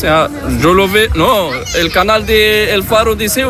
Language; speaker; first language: Spanish; non-native, learner; Arabic